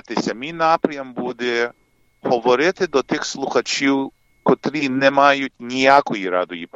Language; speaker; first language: Ukrainian; early bilingual, heritage; English